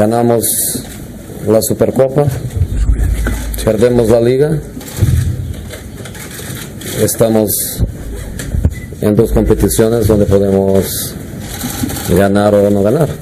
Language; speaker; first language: Spanish; non-native, fluent; Portuguese